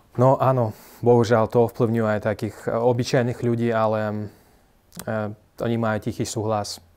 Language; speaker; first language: Slovak; non-native, fluent; Russian